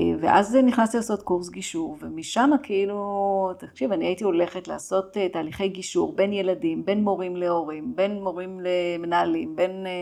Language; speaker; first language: Hebrew; native; Hebrew